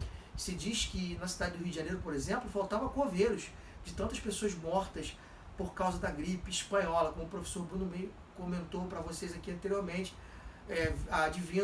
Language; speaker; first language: Portuguese; native; Portuguese